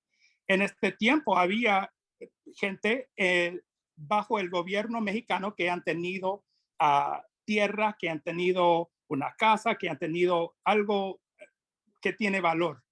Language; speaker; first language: Spanish; non-native, fluent; English